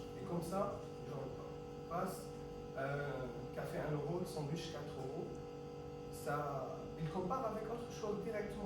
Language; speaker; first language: French; non-native, fluent; Arabic